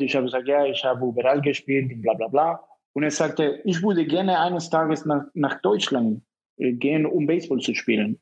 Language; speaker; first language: German; non-native, fluent; Spanish